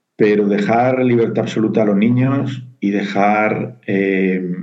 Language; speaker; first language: Spanish; native; Spanish